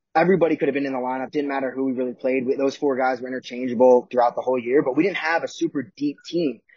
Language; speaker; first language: English; native; English